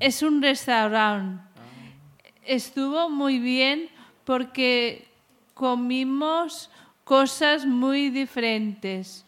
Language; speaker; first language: Spanish; non-native, local second language; Catalan